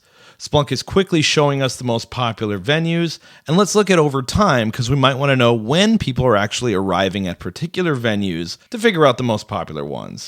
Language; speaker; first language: English; native; English